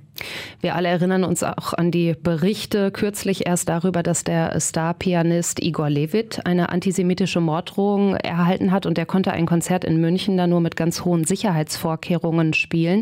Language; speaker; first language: German; native; German